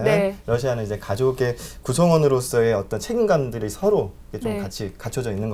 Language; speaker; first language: Korean; native; Korean